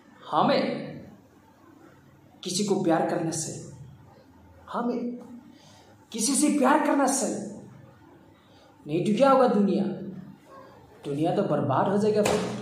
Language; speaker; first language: Hindi; non-native, local second language; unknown